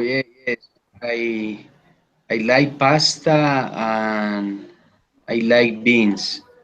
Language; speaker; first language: English; non-native, learner; Spanish